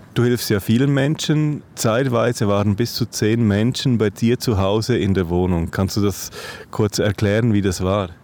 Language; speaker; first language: German; native; German